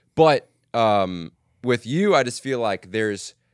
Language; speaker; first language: English; native; English